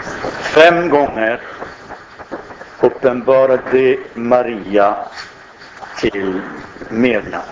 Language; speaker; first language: Swedish; non-native, fluent; Arabic